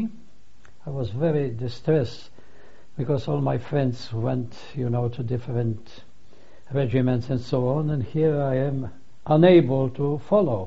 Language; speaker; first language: English; non-native, fluent; Polish